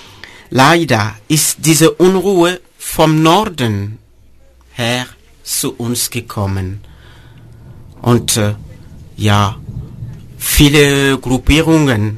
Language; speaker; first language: German; non-native, fluent; Mossi